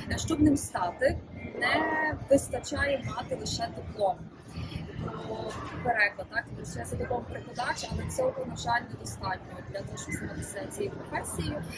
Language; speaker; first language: Ukrainian; native; Ukrainian